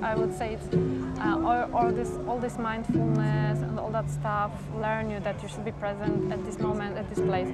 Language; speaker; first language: English; non-native, fluent; Polish